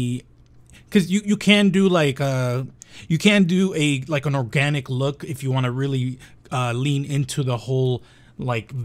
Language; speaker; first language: English; native; English